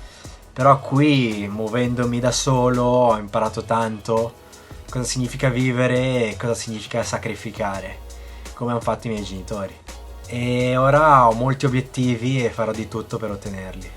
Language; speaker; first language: Italian; early bilingual, other home language; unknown